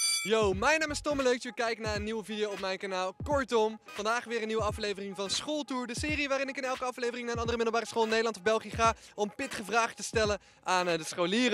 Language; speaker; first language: Dutch; native; Dutch